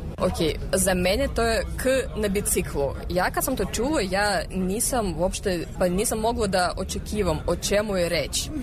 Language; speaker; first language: Serbian; non-native, fluent; Russian